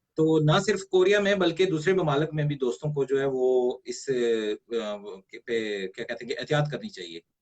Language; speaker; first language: Urdu; non-native, local second language; Punjabi